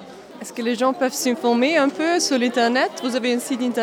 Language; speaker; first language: French; non-native, learner; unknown